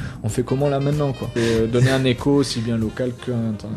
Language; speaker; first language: French; native; French